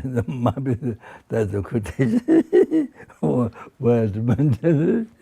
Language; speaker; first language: English; non-native, fluent; Sherpa